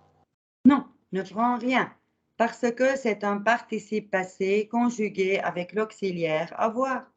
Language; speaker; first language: French; non-native, fluent; Arabic